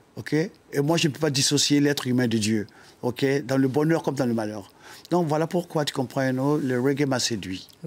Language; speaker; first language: French; non-native, local second language; Dyula